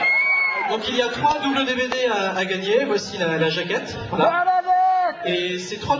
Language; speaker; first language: French; native; French